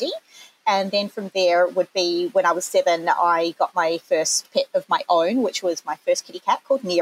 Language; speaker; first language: English; native; English